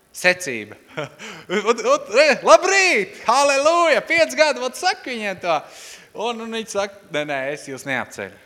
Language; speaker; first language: Latvian; non-native, local second language; Russian